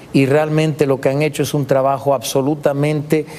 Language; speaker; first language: Spanish; early bilingual, heritage; Spanish